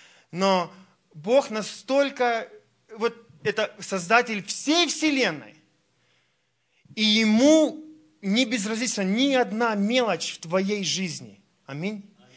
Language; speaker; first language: Russian; early bilingual, heritage; Russian